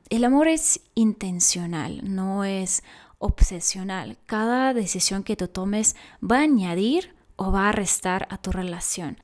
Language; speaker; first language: Spanish; non-native, fluent; Russian